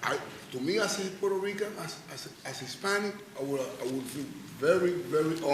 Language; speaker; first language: English; non-native, fluent; Spanish